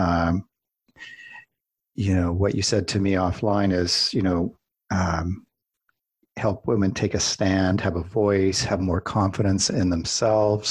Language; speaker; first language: English; native; English